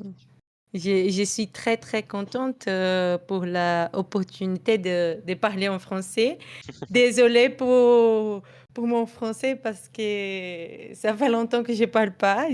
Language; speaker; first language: French; non-native, fluent; Portuguese